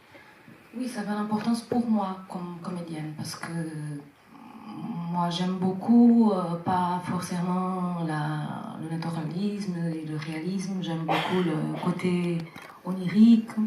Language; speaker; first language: French; non-native, fluent; Portuguese